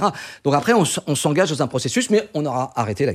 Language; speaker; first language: French; native; French